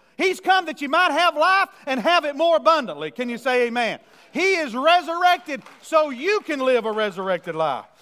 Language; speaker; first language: English; native; English